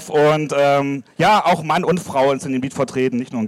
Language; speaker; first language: German; native; German